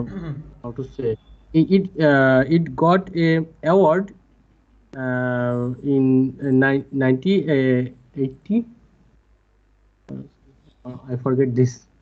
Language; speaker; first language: English; non-native, learner; Bangla